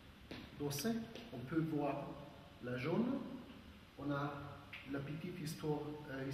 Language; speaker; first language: French; non-native, learner; German